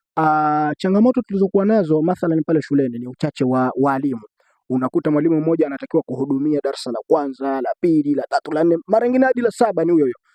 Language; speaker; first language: Swahili; native; Swahili